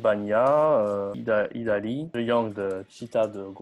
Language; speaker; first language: Chinese; non-native, learner; French